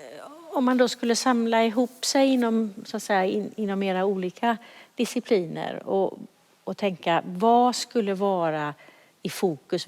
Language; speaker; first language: Swedish; native; Swedish